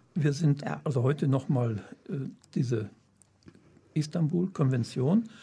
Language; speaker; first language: German; native; German